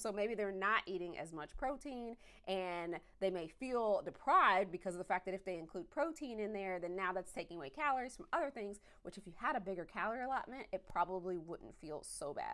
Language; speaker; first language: English; native; English